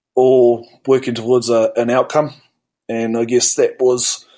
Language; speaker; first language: English; native; English